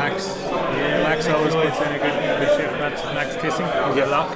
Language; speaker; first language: English; native; English